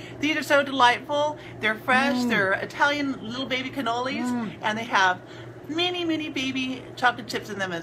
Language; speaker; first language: English; native; English